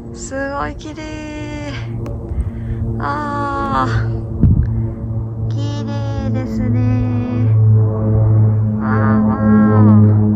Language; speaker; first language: Japanese; non-native, learner; Thai